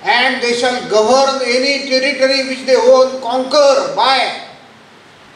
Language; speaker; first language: English; non-native, local second language; Marathi